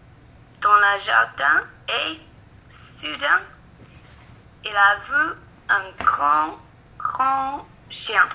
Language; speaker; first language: French; non-native, learner; English